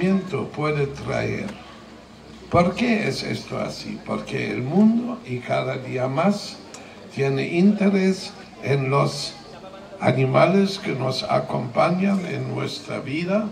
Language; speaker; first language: Spanish; non-native, fluent; German